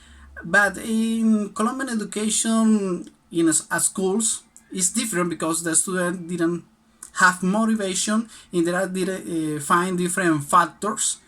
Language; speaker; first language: English; non-native, learner; Spanish